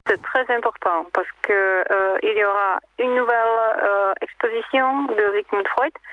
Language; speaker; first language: French; non-native, learner; Czech